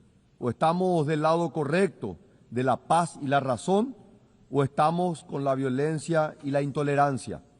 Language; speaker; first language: Spanish; native; Spanish